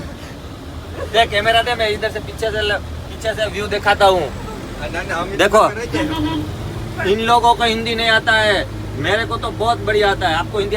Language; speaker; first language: Hindi; non-native, local second language; Gujarati